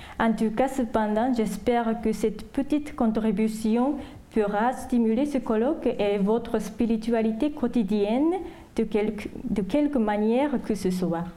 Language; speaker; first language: French; non-native, fluent; Japanese